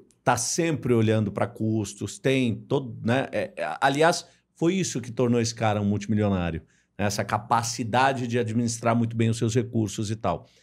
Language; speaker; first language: Portuguese; native; Portuguese